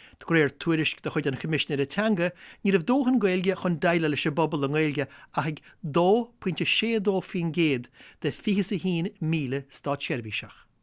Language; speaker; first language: Irish; native; Irish